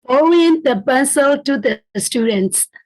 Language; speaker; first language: English; non-native, learner; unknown